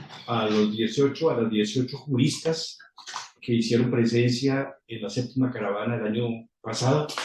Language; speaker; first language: Spanish; native; Spanish